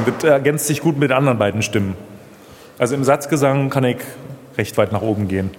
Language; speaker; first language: German; native; German